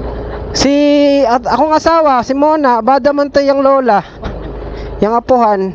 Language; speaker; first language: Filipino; non-native, local second language; Cebuano